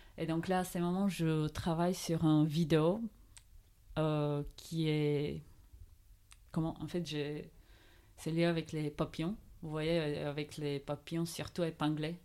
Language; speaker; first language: French; non-native, fluent; Bulgarian